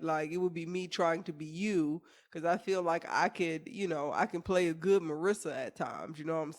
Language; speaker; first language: English; native; English